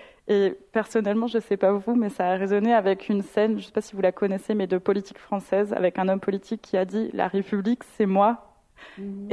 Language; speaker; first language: French; native; French